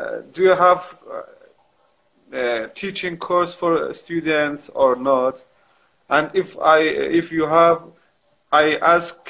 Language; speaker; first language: English; non-native, learner; Kurdish